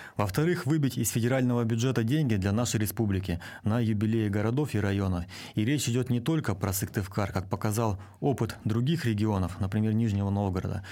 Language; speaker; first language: Russian; native; Russian